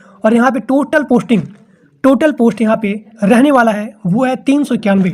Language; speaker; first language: Hindi; native; Hindi